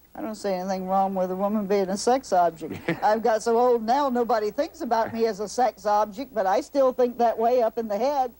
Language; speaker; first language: English; native; English